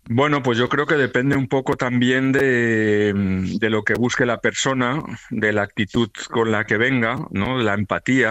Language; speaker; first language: Spanish; native; Spanish